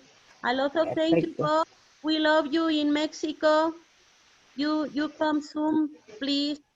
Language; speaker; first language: English; non-native, learner; Spanish